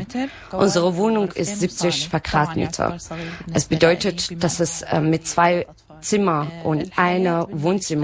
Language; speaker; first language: German; non-native, learner; Arabic